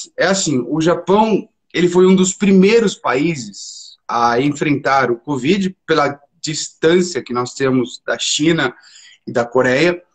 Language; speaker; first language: Portuguese; early bilingual, heritage; Portuguese